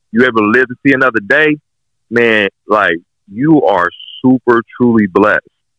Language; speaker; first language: English; native; English